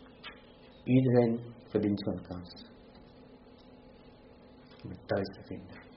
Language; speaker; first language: Dutch; non-native, fluent; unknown